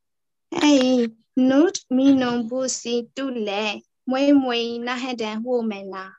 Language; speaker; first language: Finnish; non-native, learner; Burmese